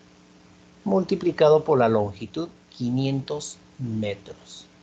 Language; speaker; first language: Spanish; native; Spanish